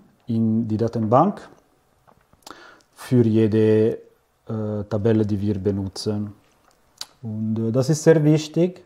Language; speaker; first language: German; non-native, fluent; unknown